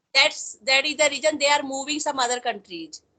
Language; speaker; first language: English; non-native, local second language; Hindi